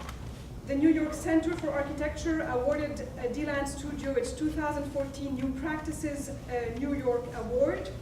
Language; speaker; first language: English; native; English